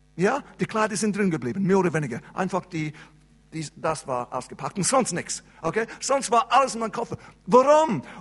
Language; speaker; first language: German; non-native, fluent; English